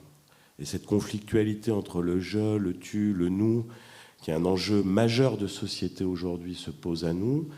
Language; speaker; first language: French; native; French